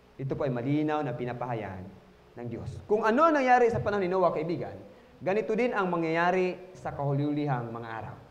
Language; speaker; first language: Filipino; non-native, local second language; Cebuano